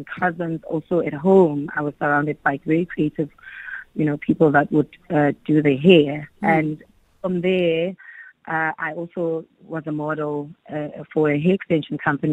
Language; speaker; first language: English; non-native, local second language; Xhosa